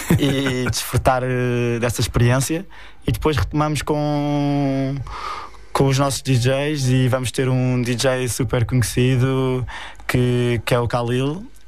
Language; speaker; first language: Portuguese; native; Portuguese